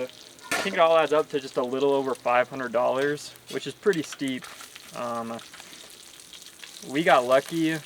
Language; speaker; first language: English; native; English